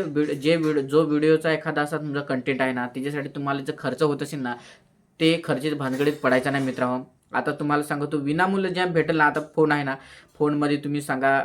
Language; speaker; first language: Marathi; native; Marathi